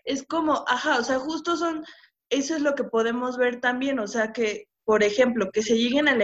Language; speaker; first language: Spanish; native; Spanish